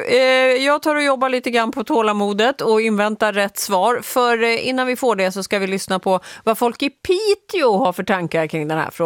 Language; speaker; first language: Swedish; native; Swedish